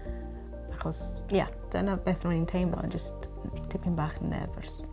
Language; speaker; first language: Welsh; non-native, local second language; English